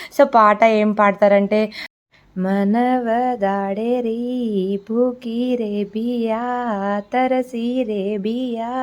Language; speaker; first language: Telugu; non-native, local second language; Lambadi